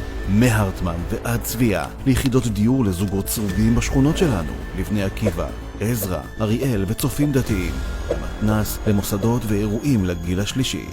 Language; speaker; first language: Hebrew; native; Hebrew